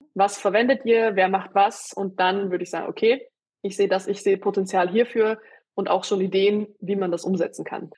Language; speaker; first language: German; early bilingual, other home language; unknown